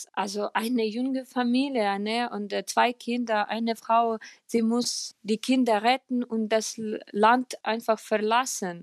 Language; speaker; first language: German; non-native, fluent; Ukrainian